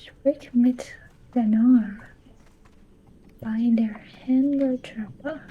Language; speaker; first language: German; non-native, learner; English